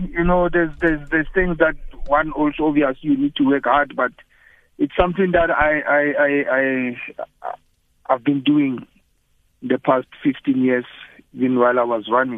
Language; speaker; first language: English; non-native, local second language; Tswana